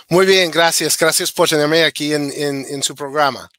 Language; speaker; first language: Spanish; non-native, fluent; English